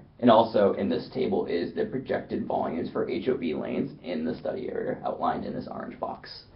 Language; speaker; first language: English; native; English